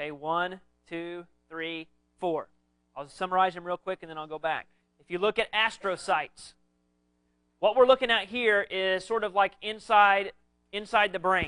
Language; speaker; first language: English; native; English